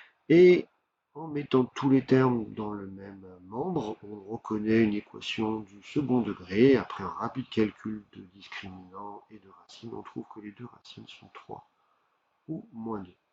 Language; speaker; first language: French; native; French